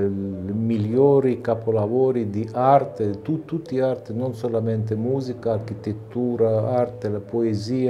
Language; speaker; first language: Italian; non-native, learner; Russian